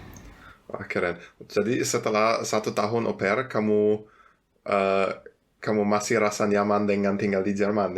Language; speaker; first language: Indonesian; non-native, fluent; German